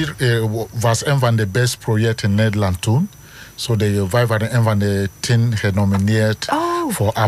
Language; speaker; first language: Dutch; non-native, fluent; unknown